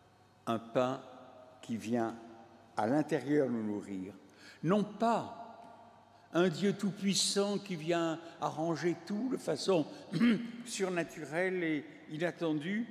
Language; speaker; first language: French; native; French